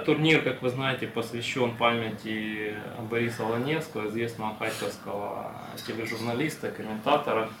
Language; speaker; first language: Russian; native; Russian